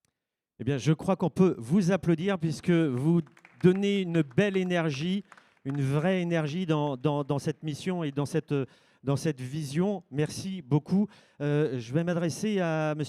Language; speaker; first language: French; native; French